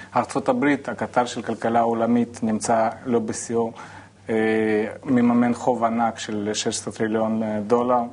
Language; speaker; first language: Hebrew; non-native, fluent; Russian